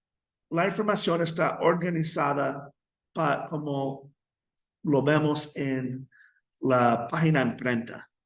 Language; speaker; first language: Spanish; non-native, fluent; English